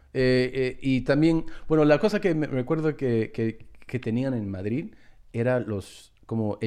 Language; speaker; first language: Spanish; early bilingual, heritage; Spanish